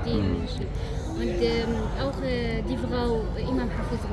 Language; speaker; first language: German; non-native, learner; Arabic